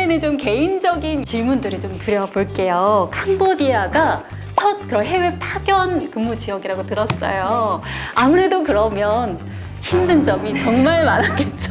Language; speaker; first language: Korean; native; Korean